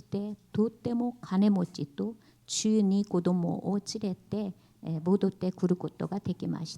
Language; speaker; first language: Japanese; non-native, learner; Korean